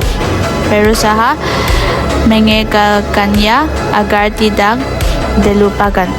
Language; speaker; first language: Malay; non-native, learner; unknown